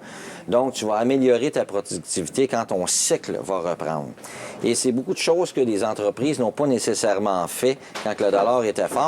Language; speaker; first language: French; native; French